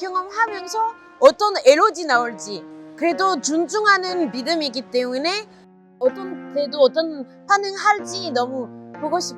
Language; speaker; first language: Korean; non-native, fluent; French